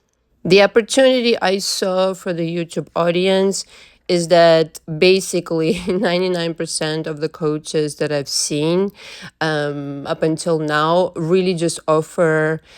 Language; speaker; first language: English; non-native, fluent; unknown